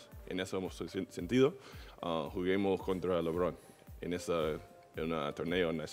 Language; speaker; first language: Spanish; non-native, learner; English